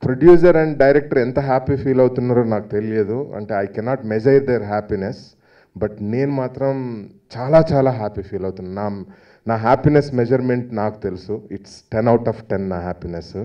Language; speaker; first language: Telugu; native; Telugu